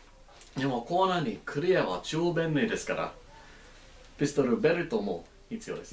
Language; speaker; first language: Japanese; non-native, learner; English